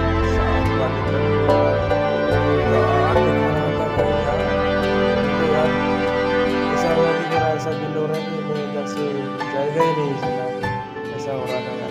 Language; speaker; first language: Hindi; non-native, local second language; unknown